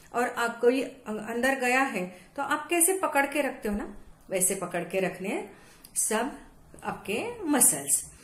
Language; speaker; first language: Hindi; non-native, local second language; Marathi